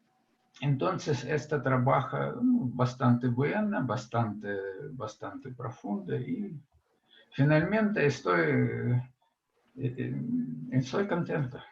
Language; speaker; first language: Spanish; non-native, fluent; Russian